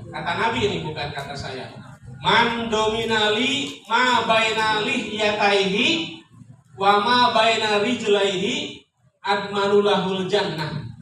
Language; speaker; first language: Indonesian; non-native, local second language; Sundanese